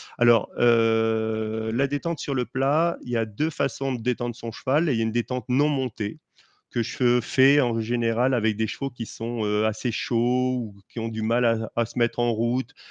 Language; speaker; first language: French; native; French